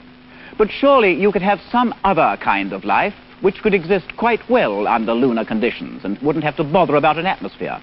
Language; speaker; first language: English; native; English